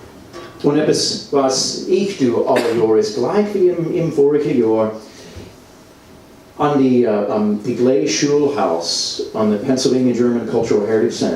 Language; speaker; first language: German; non-native, learner; English